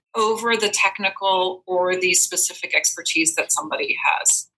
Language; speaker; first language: English; non-native, fluent; Dutch